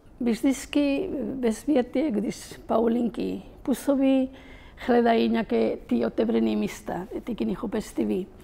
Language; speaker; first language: Czech; non-native, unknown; Spanish